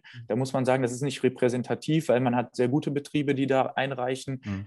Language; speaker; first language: German; native; German